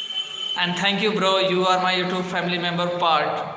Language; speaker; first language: English; non-native, learner; Hindi